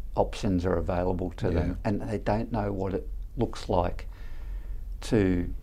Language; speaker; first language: English; native; English